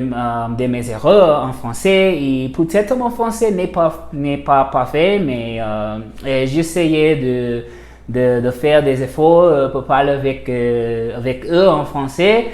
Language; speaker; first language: French; non-native, learner; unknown